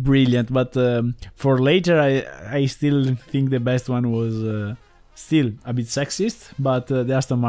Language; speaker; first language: English; non-native, fluent; Italian